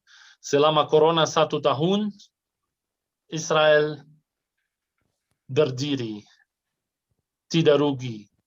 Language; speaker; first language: Indonesian; non-native, fluent; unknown